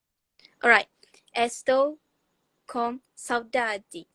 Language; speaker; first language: Portuguese; non-native, learner; Malay